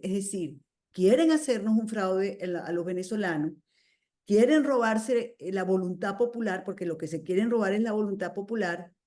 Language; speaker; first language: Spanish; native; Spanish